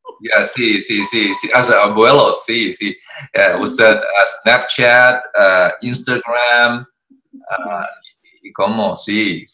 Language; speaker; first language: Spanish; non-native, learner; Chinese